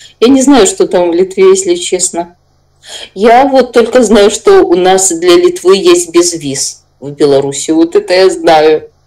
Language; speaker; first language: Russian; native; Russian